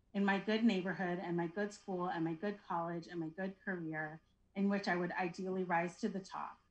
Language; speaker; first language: English; native; English